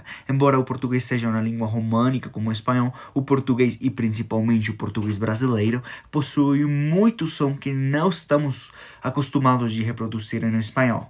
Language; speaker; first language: Portuguese; non-native, fluent; Spanish